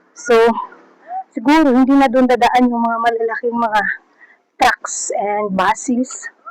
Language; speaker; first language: Filipino; non-native, local second language; Aklanon